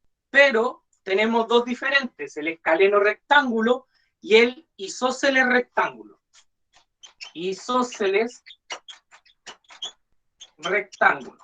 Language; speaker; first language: Spanish; native; Spanish